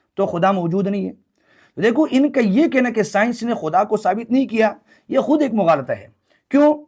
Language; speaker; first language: Urdu; non-native, local second language; Pashto